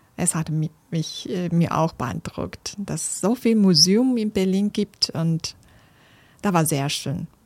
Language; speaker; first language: German; non-native, fluent; Chinese